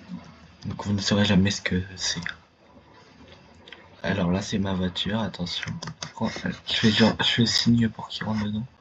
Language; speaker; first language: French; native; French